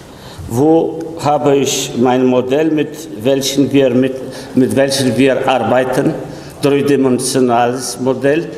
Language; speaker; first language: German; non-native, fluent; Polish